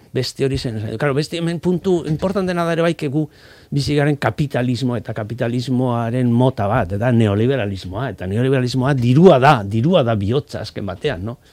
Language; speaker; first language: Basque; non-native, local second language; Spanish